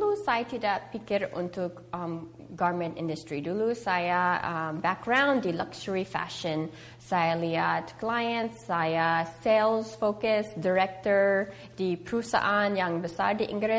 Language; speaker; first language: Indonesian; early bilingual, heritage; English